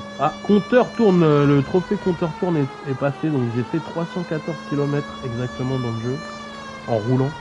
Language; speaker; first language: French; native; French